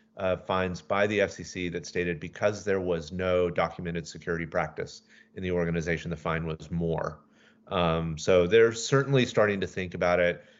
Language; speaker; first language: English; native; English